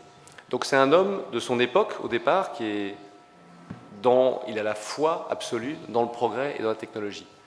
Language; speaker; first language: French; native; French